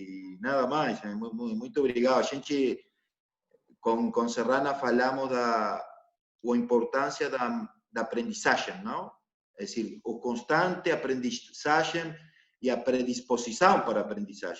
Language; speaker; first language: Portuguese; non-native, learner; Spanish